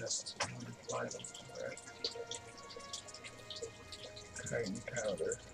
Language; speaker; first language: English; native; English